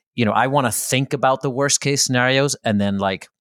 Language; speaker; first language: English; native; English